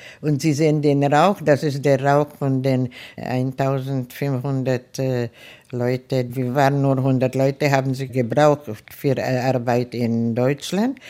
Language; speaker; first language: German; non-native, fluent; Czech